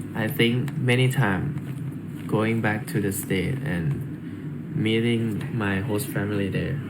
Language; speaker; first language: English; non-native, learner; Thai